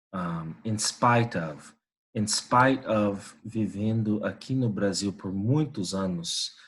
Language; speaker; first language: Portuguese; non-native, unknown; English